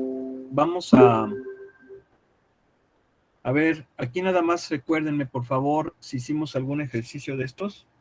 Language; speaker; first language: Spanish; native; Spanish